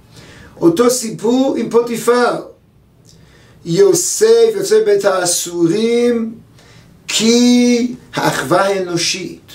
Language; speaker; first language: Hebrew; native; Hebrew